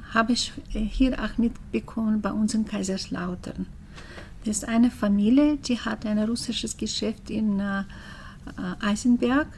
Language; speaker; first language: German; early bilingual, heritage; German